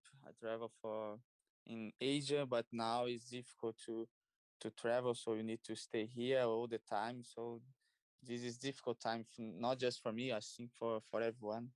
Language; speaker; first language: English; non-native, learner; Portuguese